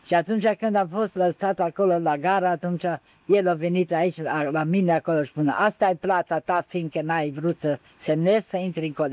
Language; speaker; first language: Romanian; non-native, local second language; German